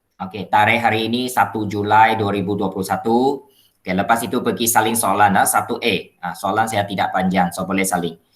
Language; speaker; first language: Malay; non-native, local second language; Chinese